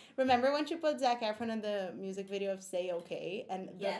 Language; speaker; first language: English; non-native, fluent; Portuguese